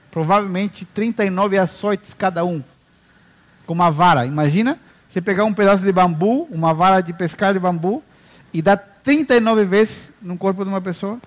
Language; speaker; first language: Portuguese; non-native, fluent; Spanish